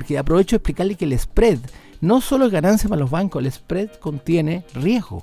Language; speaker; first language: Spanish; native; Spanish